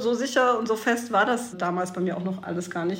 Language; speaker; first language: German; native; German